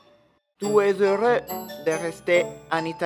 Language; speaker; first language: French; non-native, learner; Italian